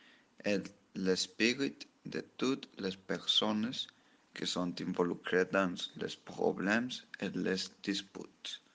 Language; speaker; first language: French; non-native, learner; Spanish